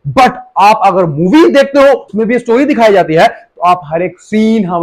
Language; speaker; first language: Hindi; native; Hindi